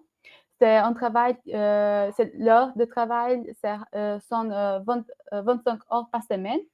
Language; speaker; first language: French; non-native, learner; Albanian